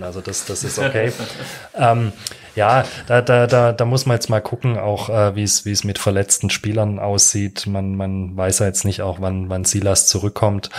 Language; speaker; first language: German; native; German